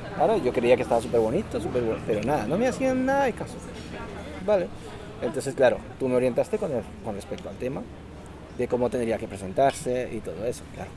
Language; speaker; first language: Spanish; native; Spanish